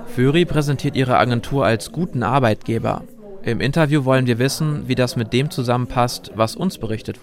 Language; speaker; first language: German; native; German